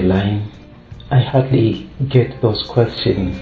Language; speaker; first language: English; non-native, local second language; Shona